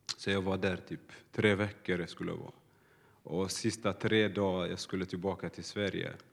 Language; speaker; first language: Swedish; non-native, learner; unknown